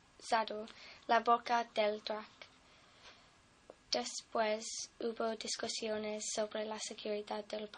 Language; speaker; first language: Spanish; non-native, fluent; English